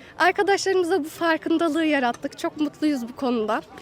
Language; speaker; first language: Turkish; native; Turkish